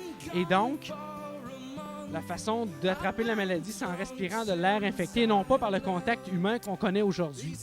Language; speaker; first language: French; native; French